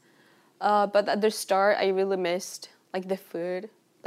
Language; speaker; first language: English; non-native, fluent; Spanish